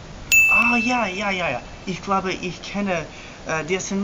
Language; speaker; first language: German; non-native, learner; English